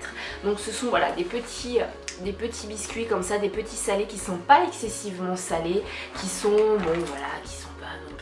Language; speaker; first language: French; native; French